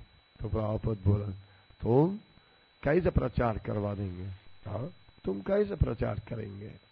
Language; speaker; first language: Hindi; non-native, fluent; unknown